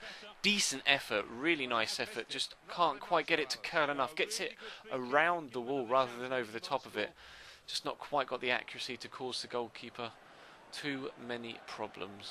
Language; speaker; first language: English; native; English